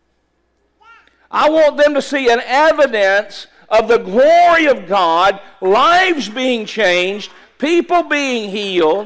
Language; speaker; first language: English; native; English